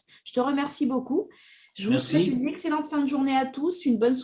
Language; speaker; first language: French; native; French